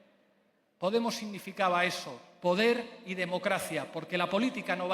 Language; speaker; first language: Spanish; native; Spanish